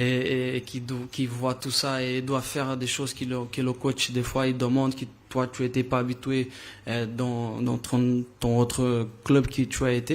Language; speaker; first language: French; non-native, fluent; Portuguese